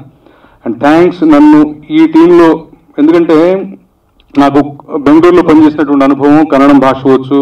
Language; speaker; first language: Telugu; native; Telugu